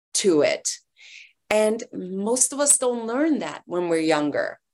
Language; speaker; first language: English; early bilingual, other home language; Persian